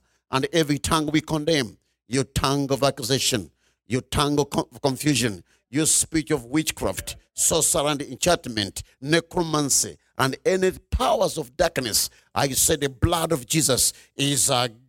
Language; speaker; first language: English; non-native, local second language; Ganda